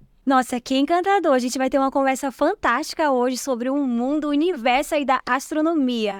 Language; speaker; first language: Portuguese; native; Portuguese